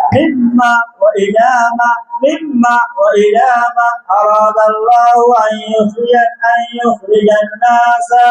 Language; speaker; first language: Arabic; non-native, fluent; Bangla